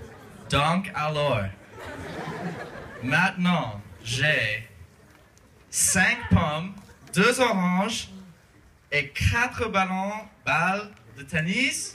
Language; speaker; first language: French; non-native, learner; English